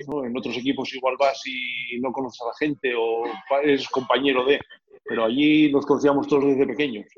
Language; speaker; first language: Spanish; native; Spanish